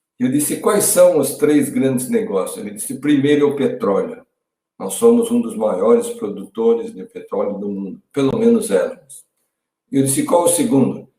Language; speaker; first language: Portuguese; native; Portuguese